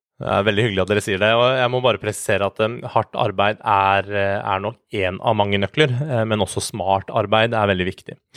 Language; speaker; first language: Norwegian; early bilingual, other home language; Persian